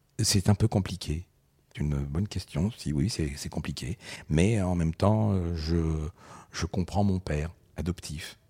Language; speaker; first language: French; early bilingual, other home language; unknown